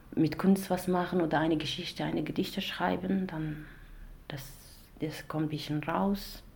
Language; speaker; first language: German; non-native, fluent; Arabic